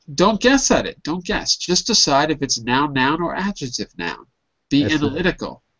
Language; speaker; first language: English; native; English